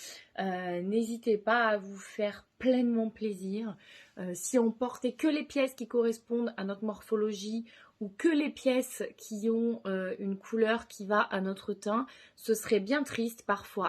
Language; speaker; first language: French; native; French